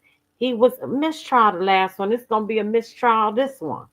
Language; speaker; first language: English; native; English